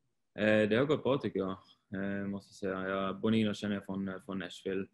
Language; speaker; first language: Swedish; non-native, fluent; Swiss German